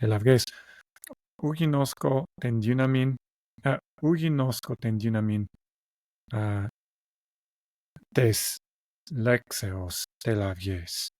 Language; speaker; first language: Greek; non-native, learner; English